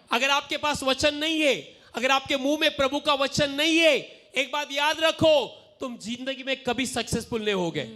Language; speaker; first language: Hindi; non-native, local second language; Marathi